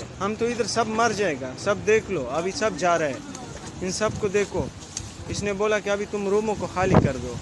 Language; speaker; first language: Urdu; non-native, local second language; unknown